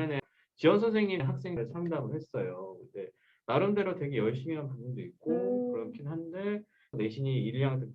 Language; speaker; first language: Korean; native; Korean